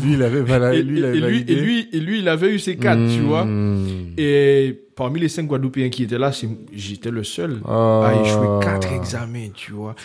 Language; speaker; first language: French; early bilingual, other home language; Haitian Creole